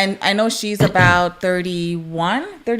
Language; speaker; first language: English; native; English